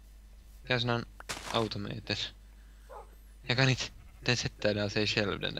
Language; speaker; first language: Swedish; non-native, local second language; Finnish